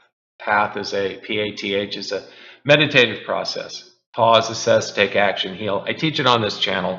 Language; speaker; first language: English; native; English